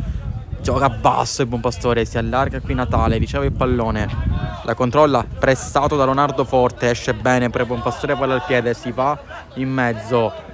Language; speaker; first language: Italian; native; Italian